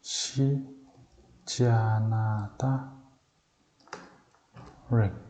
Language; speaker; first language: Chinese; non-native, learner; Mongolian